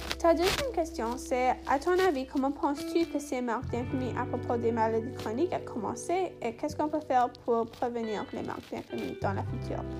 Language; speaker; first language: French; non-native, learner; English